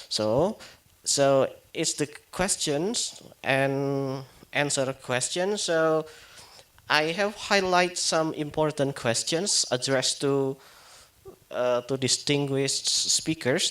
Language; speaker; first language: English; non-native, fluent; Indonesian